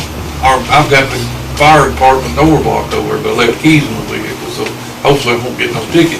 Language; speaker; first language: English; native; English